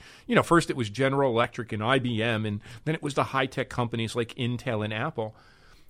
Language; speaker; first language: English; native; English